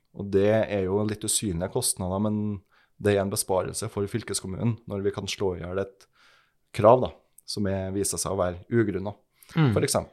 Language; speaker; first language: Norwegian; native; Norwegian